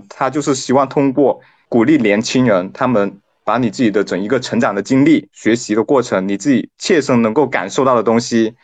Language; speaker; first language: Chinese; non-native, local second language; Cantonese